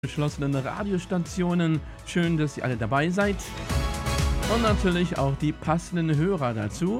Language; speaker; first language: German; native; German